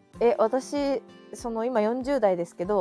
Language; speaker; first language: Japanese; native; Japanese